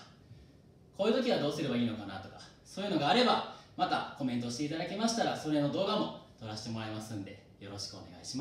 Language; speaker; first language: Japanese; native; Japanese